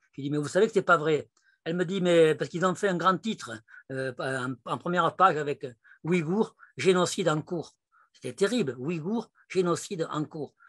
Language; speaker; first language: French; native; French